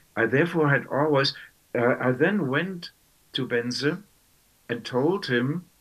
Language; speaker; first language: English; non-native, fluent; German